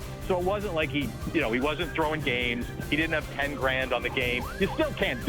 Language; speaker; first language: English; native; English